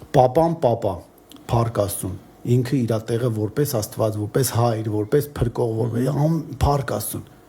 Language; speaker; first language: Armenian; native; Armenian